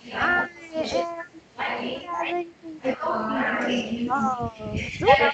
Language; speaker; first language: English; non-native, learner; Vietnamese